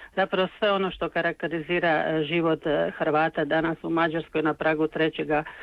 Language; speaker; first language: Croatian; early bilingual, heritage; Croatian